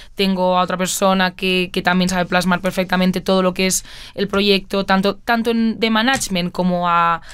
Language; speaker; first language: Spanish; native; Spanish